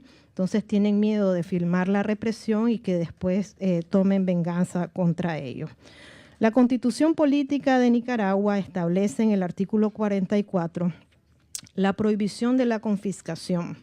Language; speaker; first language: Spanish; native; Spanish